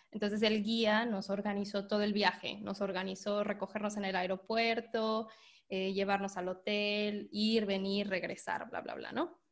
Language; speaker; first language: Spanish; native; Spanish